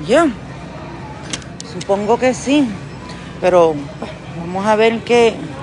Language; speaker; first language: Spanish; early bilingual, heritage; Spanish